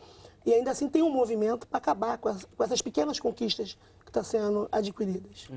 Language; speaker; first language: Portuguese; native; Portuguese